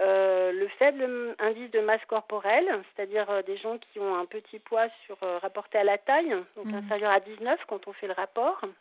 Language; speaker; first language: French; native; French